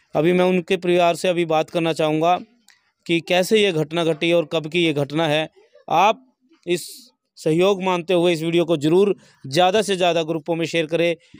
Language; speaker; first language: Hindi; native; Hindi